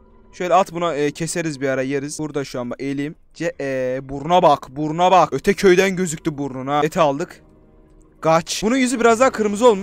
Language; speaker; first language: Turkish; native; Turkish